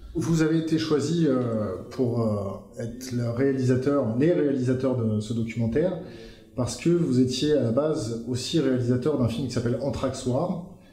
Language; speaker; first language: French; native; French